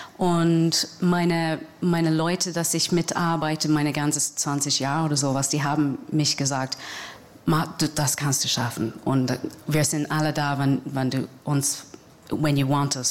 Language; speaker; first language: German; non-native, learner; English